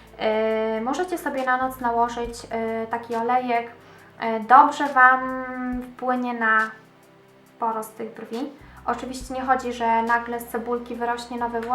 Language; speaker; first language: Polish; native; Polish